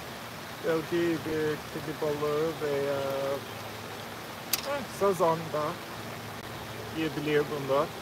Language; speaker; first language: Turkish; non-native, learner; English